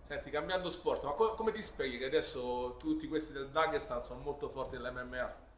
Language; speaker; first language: Italian; native; Italian